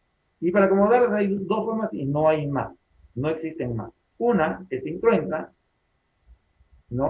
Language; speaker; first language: Spanish; native; Spanish